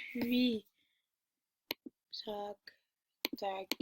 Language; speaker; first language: French; native; French